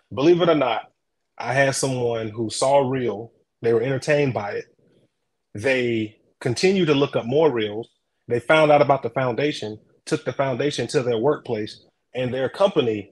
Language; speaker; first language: English; native; English